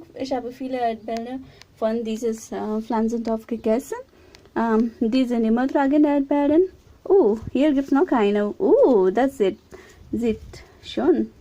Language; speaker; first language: German; non-native, learner; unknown